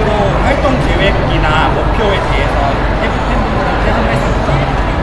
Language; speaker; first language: Korean; non-native, fluent; Thai